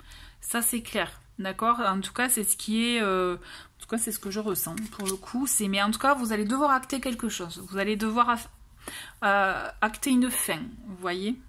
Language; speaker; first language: French; native; French